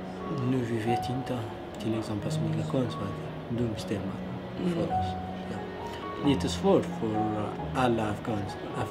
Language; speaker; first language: Swedish; non-native, learner; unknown